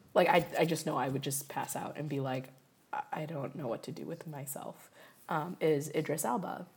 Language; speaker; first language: English; early bilingual, other home language; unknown